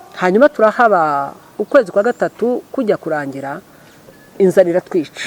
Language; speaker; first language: Kinyarwanda; early bilingual, heritage; Kinyarwanda